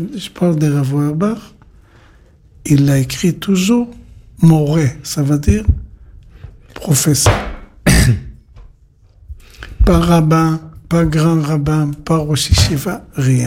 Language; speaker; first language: French; non-native, learner; Hebrew